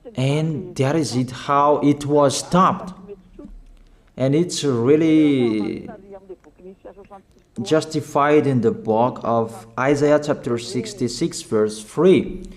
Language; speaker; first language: English; non-native, fluent; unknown